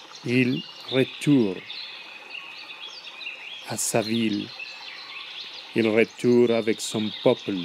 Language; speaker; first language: French; non-native, learner; Spanish